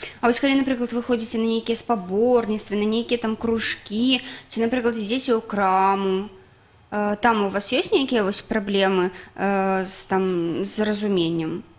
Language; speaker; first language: Belarusian; non-native, local second language; Russian